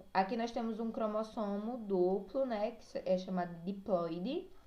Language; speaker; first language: Portuguese; native; Portuguese